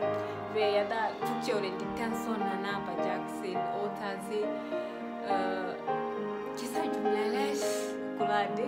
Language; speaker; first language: Turkish; non-native, fluent; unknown